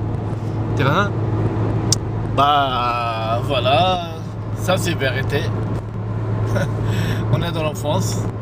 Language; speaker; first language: French; non-native, fluent; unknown